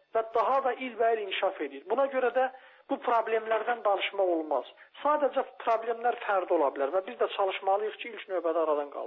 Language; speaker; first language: Azerbaijani; native; Azerbaijani